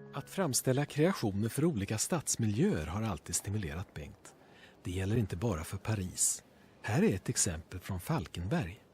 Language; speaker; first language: Swedish; native; Swedish